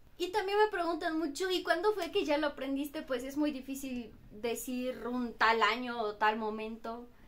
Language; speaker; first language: Spanish; non-native, fluent; Bulgarian